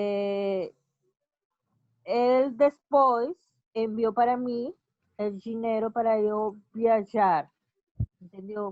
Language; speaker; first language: Portuguese; non-native, learner; Spanish